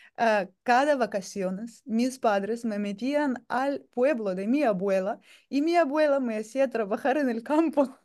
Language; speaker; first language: Spanish; non-native, fluent; Russian